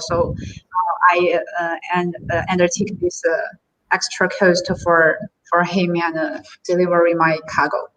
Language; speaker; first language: English; non-native, learner; Chinese